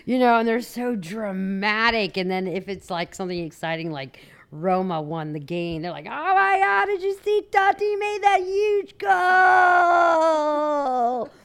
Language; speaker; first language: English; native; English